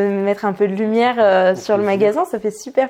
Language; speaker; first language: French; native; French